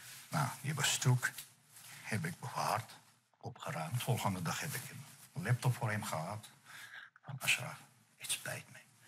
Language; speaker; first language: Dutch; non-native, fluent; Arabic